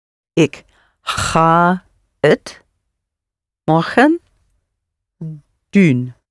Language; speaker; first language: Dutch; non-native, learner; English